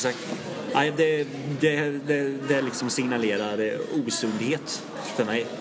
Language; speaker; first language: Swedish; native; Swedish